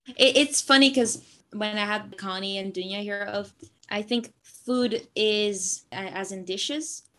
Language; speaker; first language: English; non-native, fluent; Dutch